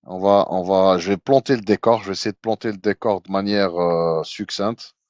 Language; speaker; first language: French; non-native, local second language; Arabic